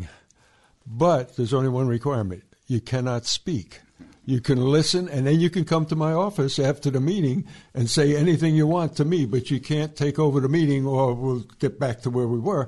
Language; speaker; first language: English; native; English